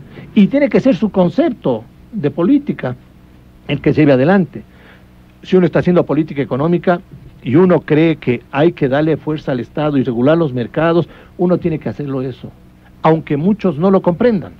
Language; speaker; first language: Spanish; native; Spanish